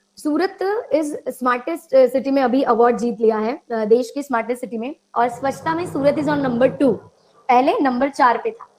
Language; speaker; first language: Hindi; non-native, local second language; Gujarati